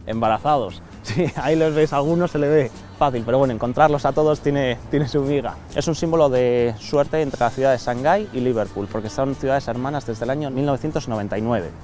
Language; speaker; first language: Spanish; native; Spanish